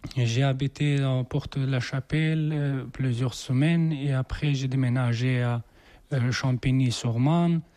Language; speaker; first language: French; non-native, learner; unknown